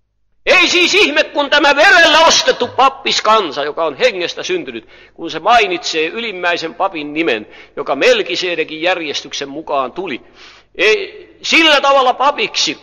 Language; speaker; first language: Finnish; native; Finnish